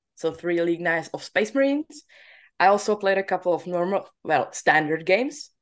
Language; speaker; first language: English; non-native, fluent; Czech